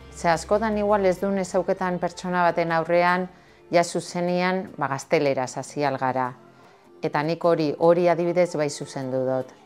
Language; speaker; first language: Basque; native; Basque